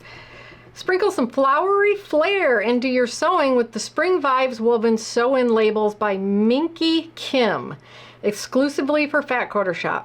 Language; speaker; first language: English; native; English